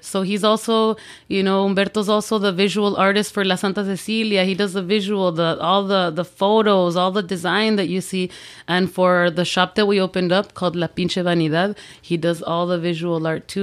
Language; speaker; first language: English; early bilingual, other home language; Spanish